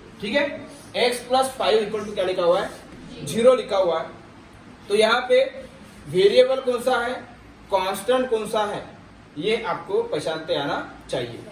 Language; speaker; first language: Hindi; non-native, local second language; Marathi